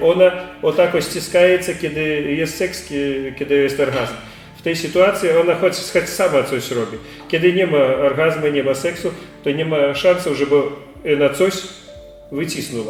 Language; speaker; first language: Polish; non-native, learner; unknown